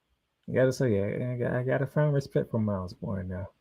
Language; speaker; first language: English; native; English